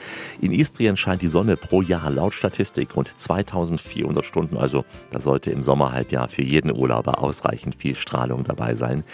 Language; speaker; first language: German; native; German